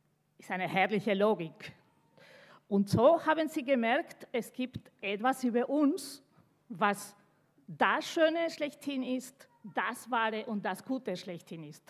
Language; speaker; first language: German; non-native, fluent; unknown